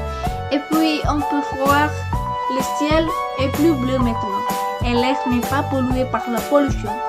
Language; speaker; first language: French; non-native, learner; Indonesian